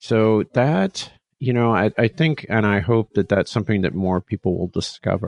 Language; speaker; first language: English; native; English